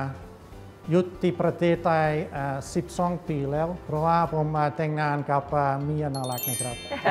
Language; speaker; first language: Thai; non-native, fluent; Dutch